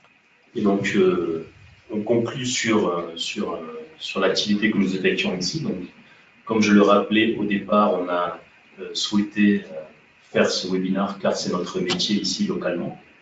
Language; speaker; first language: French; native; French